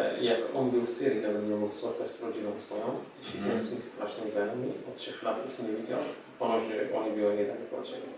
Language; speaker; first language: Polish; non-native, learner; Arabic